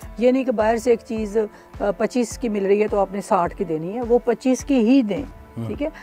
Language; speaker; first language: Urdu; non-native, local second language; Punjabi